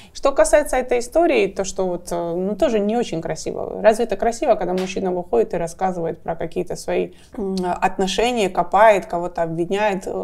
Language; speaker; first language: Russian; non-native, fluent; Georgian